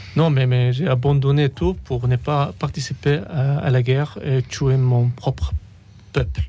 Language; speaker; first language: French; non-native, fluent; Arabic